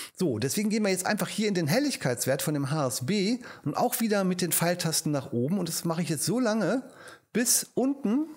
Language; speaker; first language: German; native; German